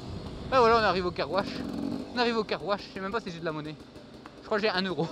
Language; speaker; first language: French; native; French